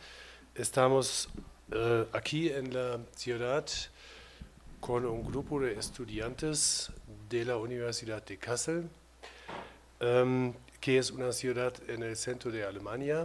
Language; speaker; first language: Spanish; non-native, fluent; German